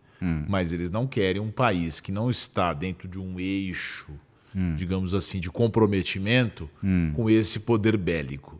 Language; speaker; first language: Portuguese; native; Portuguese